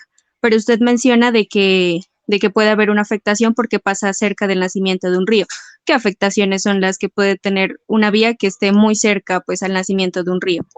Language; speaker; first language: Spanish; native; Spanish